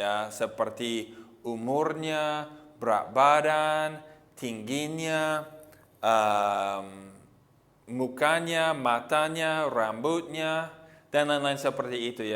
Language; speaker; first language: Indonesian; non-native, fluent; English